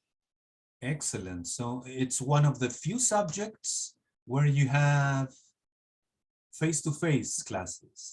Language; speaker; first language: English; non-native, fluent; Spanish